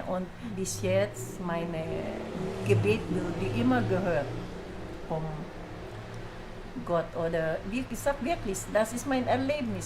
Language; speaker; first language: German; non-native, learner; Filipino